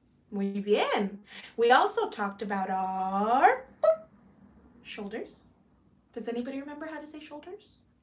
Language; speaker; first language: English; early bilingual, other home language; Spanish